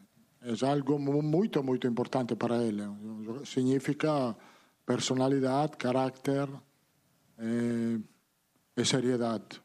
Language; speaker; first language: Portuguese; non-native, fluent; Italian